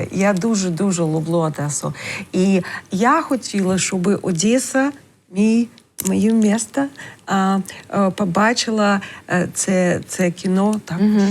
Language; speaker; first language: Ukrainian; non-native, learner; English